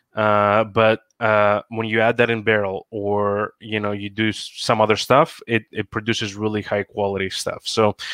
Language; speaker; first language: English; non-native, fluent; Greek